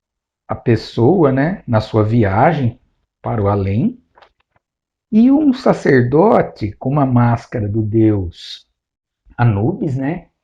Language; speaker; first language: Portuguese; native; Portuguese